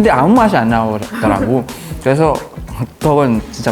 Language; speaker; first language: Korean; non-native, fluent; Filipino